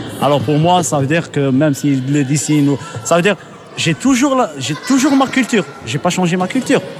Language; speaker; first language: French; non-native, local second language; Arabic